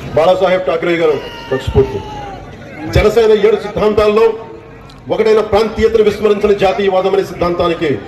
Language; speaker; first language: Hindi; non-native, local second language; Telugu